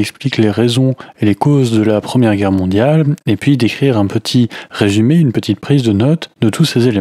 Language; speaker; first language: French; native; French